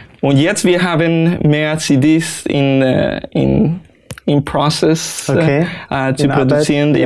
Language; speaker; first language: German; non-native, learner; Spanish